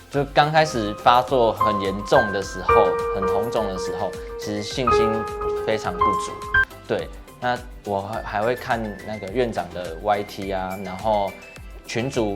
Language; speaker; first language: Chinese; native; Chinese